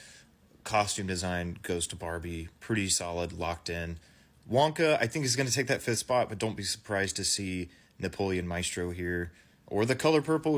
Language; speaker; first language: English; native; English